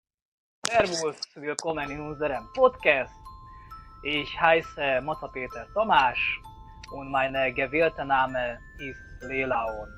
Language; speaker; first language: German; non-native, learner; Hungarian